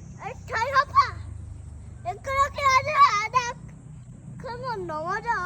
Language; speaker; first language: Korean; early bilingual, other home language; Uzbek